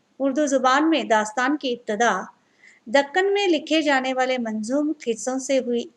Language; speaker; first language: Urdu; native; Urdu